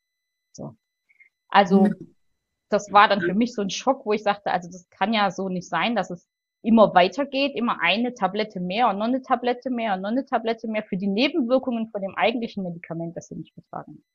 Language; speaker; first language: German; native; German